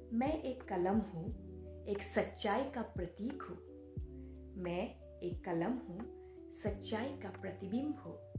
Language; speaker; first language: Hindi; non-native, local second language; Bangla